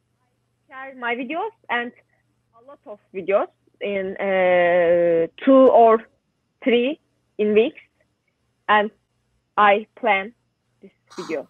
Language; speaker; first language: English; non-native, learner; Turkish